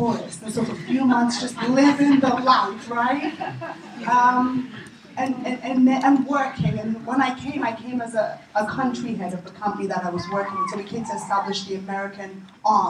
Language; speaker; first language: English; native; English